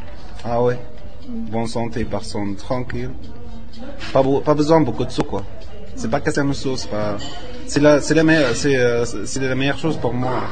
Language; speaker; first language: French; non-native, learner; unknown